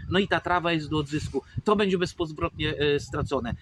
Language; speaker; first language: Polish; native; Polish